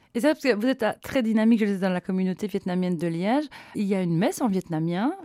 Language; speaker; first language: French; native; French